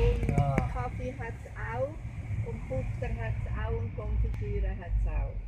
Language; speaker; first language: German; native; German